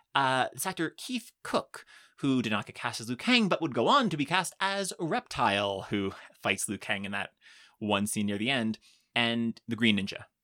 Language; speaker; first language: English; native; English